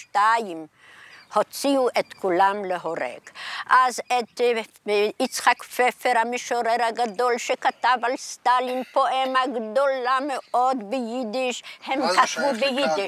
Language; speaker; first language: Hebrew; non-native, fluent; Polish